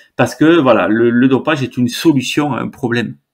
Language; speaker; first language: French; native; French